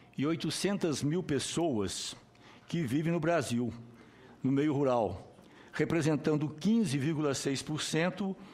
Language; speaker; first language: Portuguese; native; Portuguese